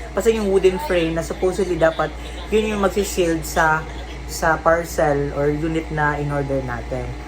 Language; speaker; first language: Filipino; non-native, local second language; Cebuano